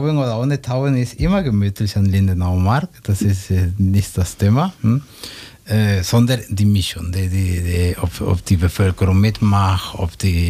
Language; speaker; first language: German; non-native, fluent; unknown